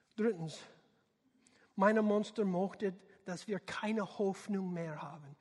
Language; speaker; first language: German; non-native, learner; English